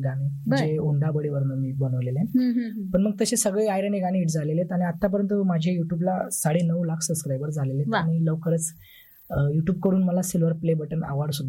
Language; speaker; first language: Marathi; non-native, local second language; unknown